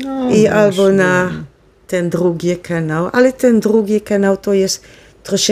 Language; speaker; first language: Polish; non-native, learner; Dutch